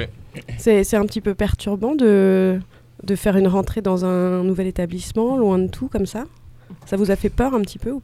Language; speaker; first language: French; native; French